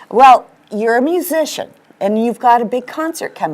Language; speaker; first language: English; native; English